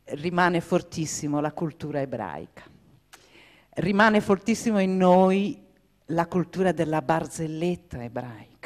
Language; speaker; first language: Italian; non-native, fluent; English